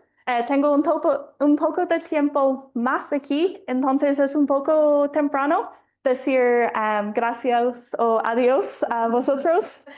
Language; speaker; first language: Spanish; non-native, fluent; English